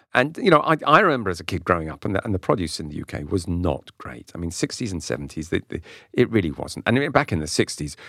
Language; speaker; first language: English; non-native, local second language; French